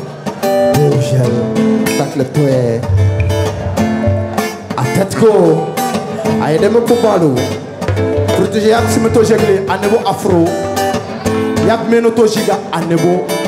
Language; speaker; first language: Czech; non-native, learner; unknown